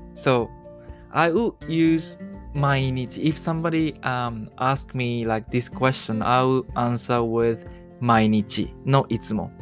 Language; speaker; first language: English; non-native, fluent; Japanese